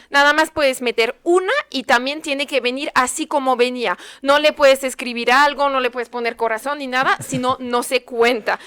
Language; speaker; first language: Spanish; non-native, fluent; French